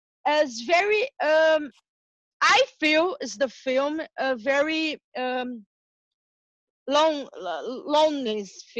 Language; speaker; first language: English; non-native, learner; Portuguese